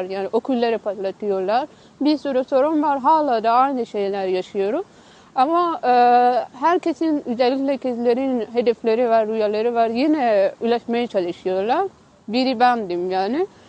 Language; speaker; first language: Turkish; non-native, fluent; Persian